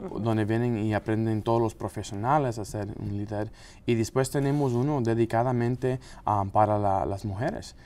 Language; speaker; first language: Spanish; non-native, local second language; English